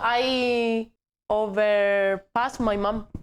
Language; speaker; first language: English; non-native, learner; Spanish